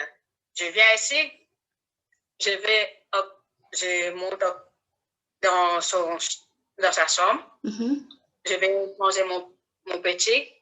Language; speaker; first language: French; non-native, learner; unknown